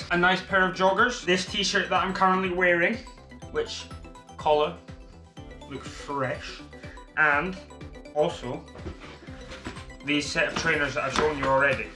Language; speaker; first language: English; native; English